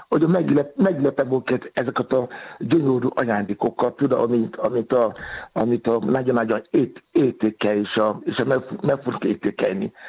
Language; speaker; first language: Hungarian; non-native, fluent; Yoruba